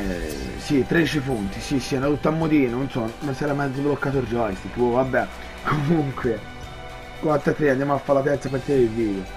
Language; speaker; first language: Italian; native; Italian